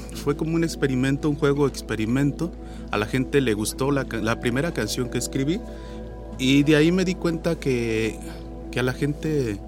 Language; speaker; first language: Spanish; non-native, local second language; Nahuatl languages